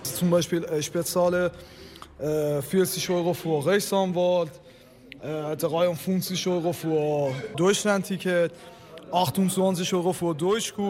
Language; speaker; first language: German; non-native, learner; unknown